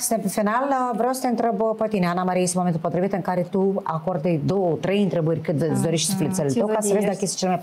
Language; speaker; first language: Romanian; native; Romanian